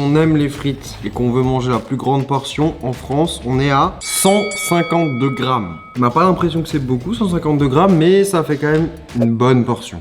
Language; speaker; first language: French; native; French